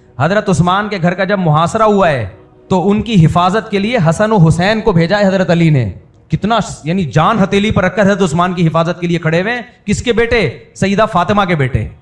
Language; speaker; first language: Urdu; native; Urdu